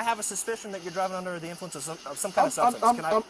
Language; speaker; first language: English; native; English